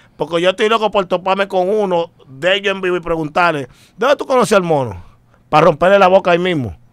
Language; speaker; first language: Spanish; native; Spanish